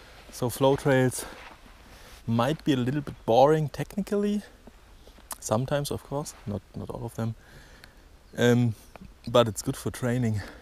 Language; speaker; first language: English; non-native, fluent; German